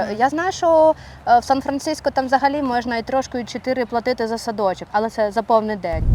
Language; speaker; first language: Ukrainian; non-native, local second language; Russian